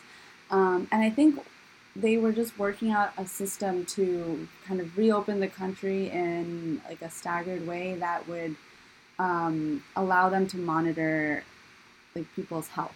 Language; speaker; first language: English; native; English